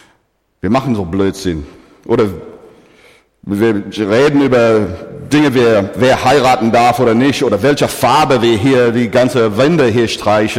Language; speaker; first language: German; non-native, fluent; English